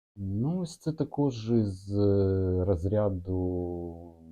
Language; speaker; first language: Ukrainian; non-native, local second language; Russian